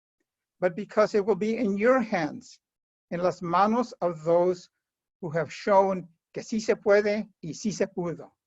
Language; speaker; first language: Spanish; early bilingual, heritage; Spanish